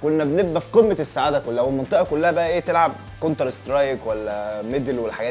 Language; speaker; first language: Arabic; native; Arabic